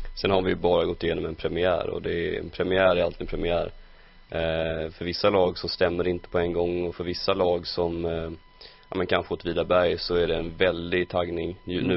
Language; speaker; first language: Swedish; native; Swedish